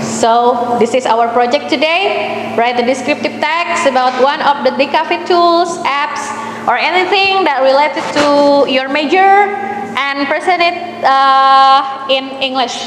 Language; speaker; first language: English; non-native, fluent; Indonesian